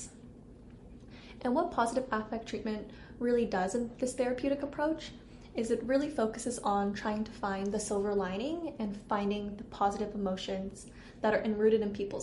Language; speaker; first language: English; native; English